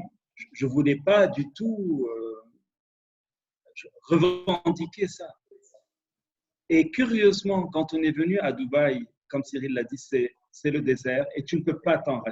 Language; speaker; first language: French; non-native, local second language; Arabic